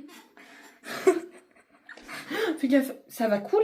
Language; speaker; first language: French; native; French